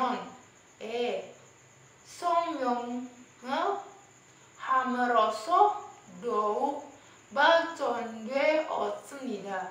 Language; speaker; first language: Korean; non-native, learner; Indonesian